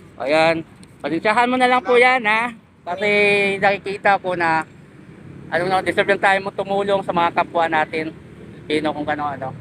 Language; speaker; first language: Filipino; native; Filipino